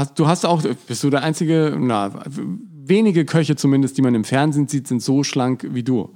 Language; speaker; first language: German; native; German